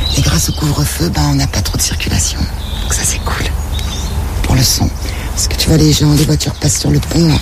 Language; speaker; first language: French; native; French